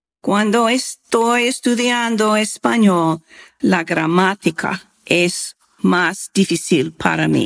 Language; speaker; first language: Spanish; non-native, learner; English